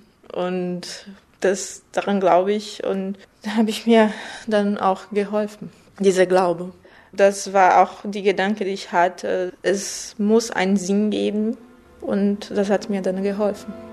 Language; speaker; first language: German; non-native, fluent; Portuguese